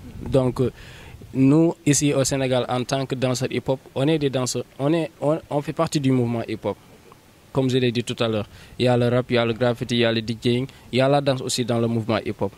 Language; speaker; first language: French; non-native, local second language; Wolof